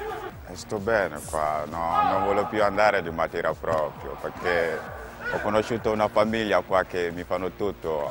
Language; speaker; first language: Italian; non-native, fluent; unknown